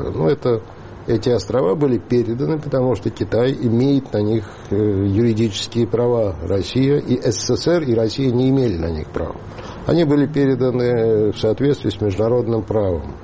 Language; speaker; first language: Russian; native; Russian